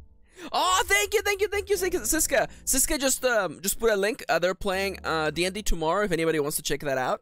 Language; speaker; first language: English; native; English